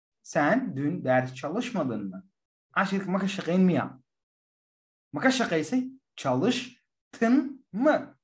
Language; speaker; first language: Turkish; non-native, fluent; Somali